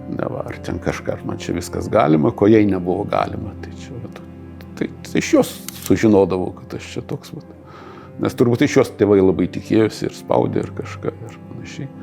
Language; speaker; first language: Lithuanian; non-native, local second language; Russian